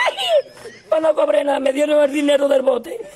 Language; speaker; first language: Spanish; native; Spanish